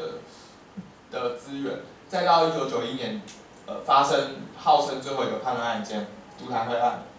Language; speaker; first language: Chinese; native; Chinese